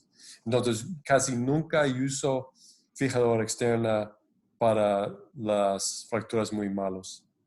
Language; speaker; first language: Spanish; non-native, fluent; English